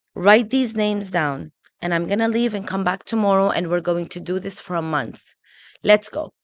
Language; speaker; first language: English; early bilingual, other home language; Arabic